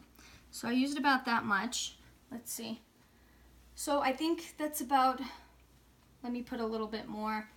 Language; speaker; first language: English; native; English